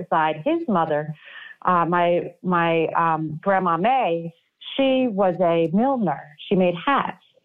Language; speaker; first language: English; native; English